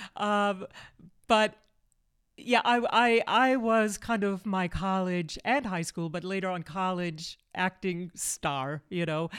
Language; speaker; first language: English; early bilingual, other home language; German